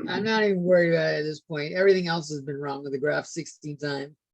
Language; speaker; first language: English; native; English